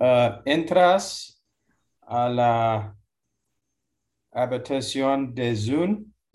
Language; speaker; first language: Spanish; non-native, learner; English